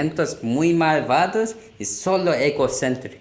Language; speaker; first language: Spanish; non-native, learner; Korean